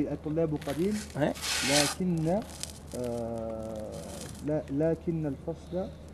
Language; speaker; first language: Arabic; non-native, learner; French